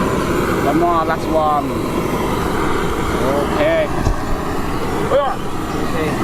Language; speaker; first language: English; non-native, learner; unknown